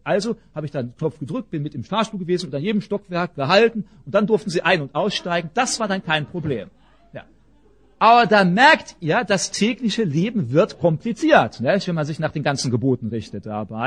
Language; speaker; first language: German; native; German